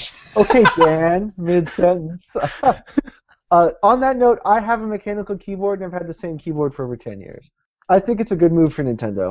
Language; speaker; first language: English; native; English